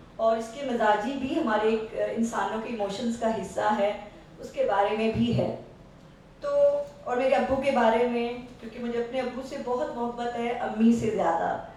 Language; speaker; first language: Urdu; non-native, local second language; Saraiki